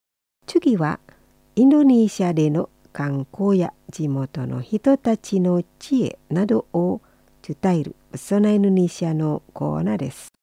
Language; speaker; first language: Japanese; non-native, fluent; Indonesian